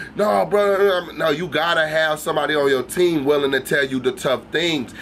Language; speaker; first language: English; native; English